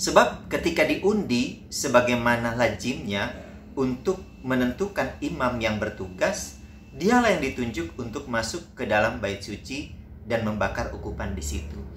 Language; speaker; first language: Indonesian; native; Indonesian